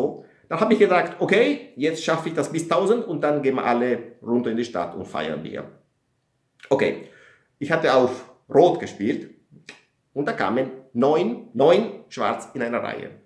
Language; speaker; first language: German; non-native, fluent; Italian